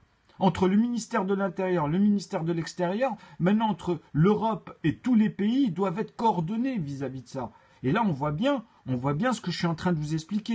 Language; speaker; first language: French; native; French